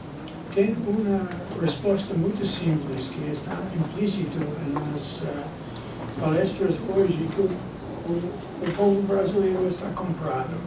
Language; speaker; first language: Portuguese; non-native, fluent; Spanish